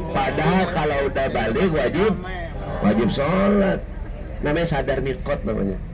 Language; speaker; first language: Indonesian; native; Indonesian